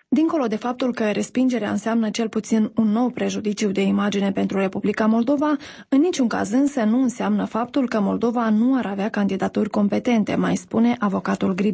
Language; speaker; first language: Romanian; native; Romanian